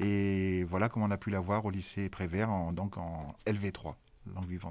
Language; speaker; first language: French; native; French